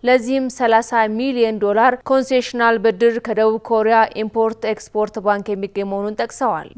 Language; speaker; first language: Amharic; native; Amharic